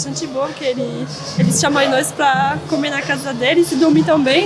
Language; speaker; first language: Portuguese; non-native, fluent; French